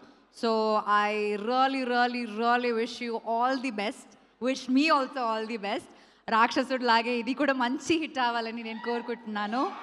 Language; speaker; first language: Telugu; non-native, local second language; Malayalam